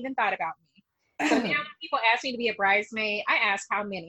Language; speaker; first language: English; native; English